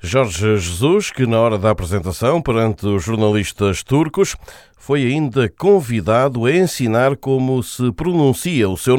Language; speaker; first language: Portuguese; native; Portuguese